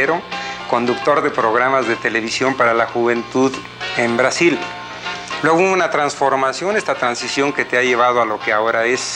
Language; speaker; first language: Spanish; native; Spanish